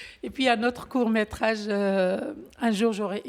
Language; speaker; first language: French; non-native, local second language; Arabic